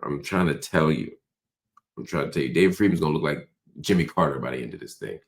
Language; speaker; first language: English; native; English